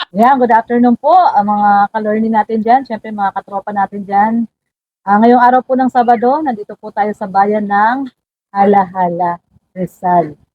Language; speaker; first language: Filipino; native; Filipino